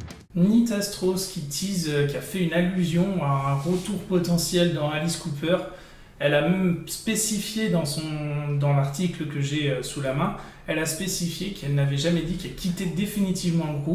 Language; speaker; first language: French; native; French